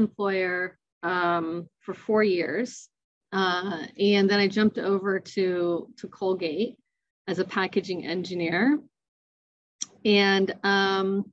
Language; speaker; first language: English; native; English